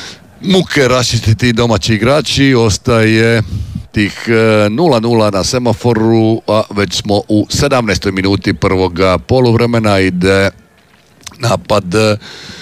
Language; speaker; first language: Serbian; native; Serbian